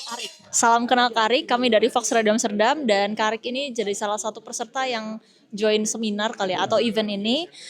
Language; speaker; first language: Indonesian; native; Indonesian